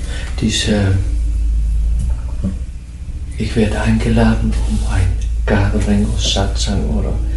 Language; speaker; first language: German; non-native, fluent; Dutch